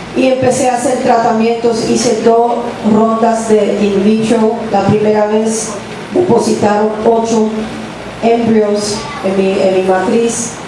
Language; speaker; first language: Spanish; early bilingual, heritage; English